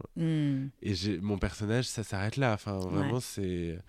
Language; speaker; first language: French; native; French